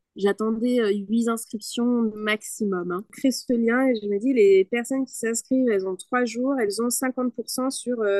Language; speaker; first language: French; non-native, fluent; Spanish